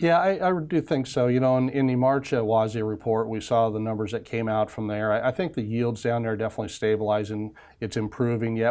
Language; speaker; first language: English; native; English